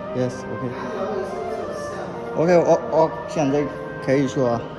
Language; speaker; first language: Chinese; non-native, learner; Bangla